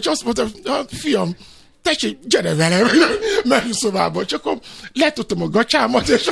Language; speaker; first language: Hungarian; non-native, fluent; Yoruba